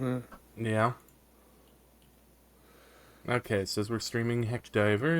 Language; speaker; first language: English; native; English